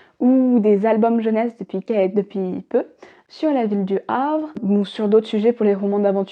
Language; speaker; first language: French; native; French